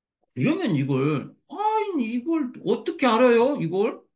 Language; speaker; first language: Korean; native; Korean